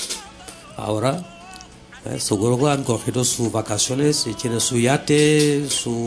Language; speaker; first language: Spanish; non-native, fluent; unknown